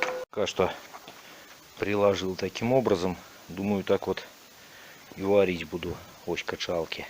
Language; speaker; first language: Russian; native; Russian